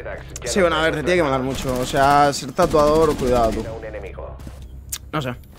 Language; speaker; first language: Spanish; native; Spanish